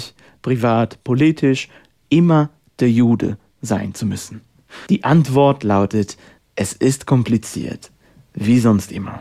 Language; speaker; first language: German; non-native, fluent; Hebrew